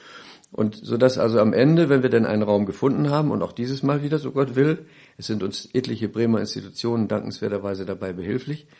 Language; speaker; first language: German; native; German